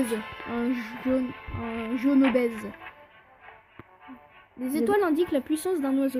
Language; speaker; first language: French; native; French